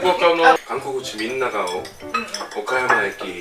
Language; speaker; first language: Japanese; non-native, learner; Korean